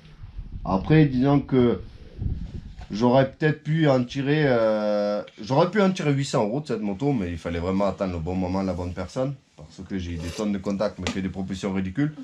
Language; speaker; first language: French; native; French